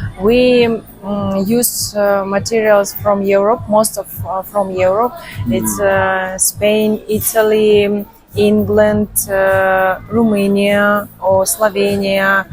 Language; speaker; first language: English; non-native, learner; Russian